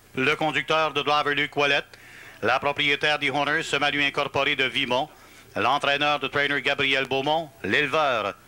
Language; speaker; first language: French; native; French